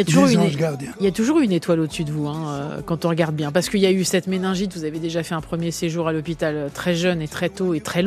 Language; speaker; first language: French; native; French